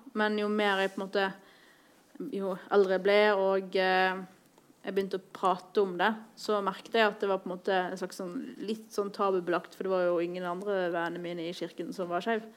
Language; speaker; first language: Norwegian; native; Norwegian